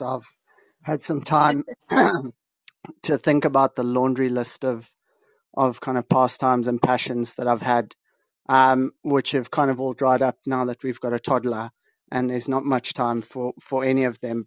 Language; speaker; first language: English; native; English